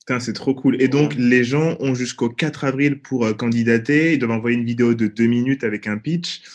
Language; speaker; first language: French; native; French